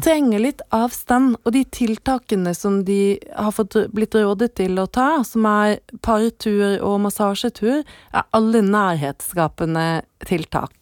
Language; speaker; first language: Norwegian; native; Norwegian